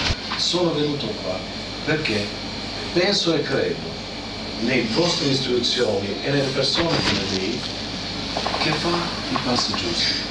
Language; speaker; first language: Italian; non-native, fluent; Albanian